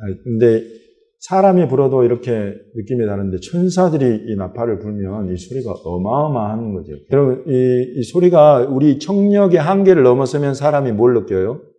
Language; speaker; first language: Korean; native; Korean